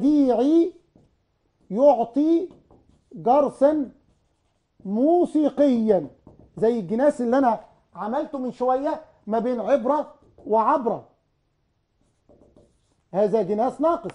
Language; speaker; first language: Arabic; native; Arabic